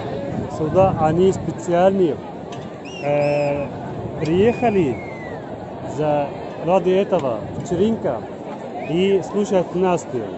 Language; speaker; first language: Russian; non-native, learner; Arabic